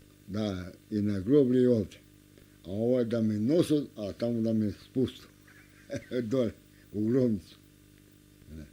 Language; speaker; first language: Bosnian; non-native, local second language; Romanian